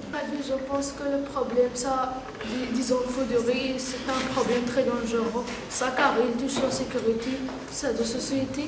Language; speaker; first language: French; non-native, learner; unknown